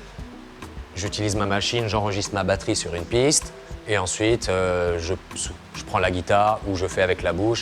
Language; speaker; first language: French; native; French